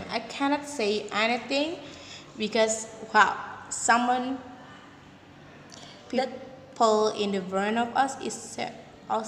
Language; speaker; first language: English; non-native, learner; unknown